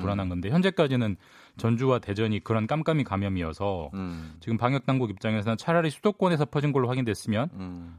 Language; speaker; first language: Korean; native; Korean